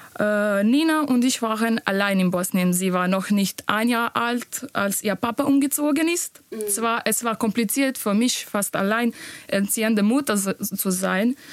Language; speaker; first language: German; non-native, learner; Bosnian